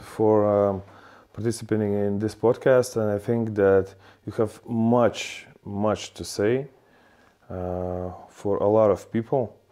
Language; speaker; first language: English; non-native, fluent; Lithuanian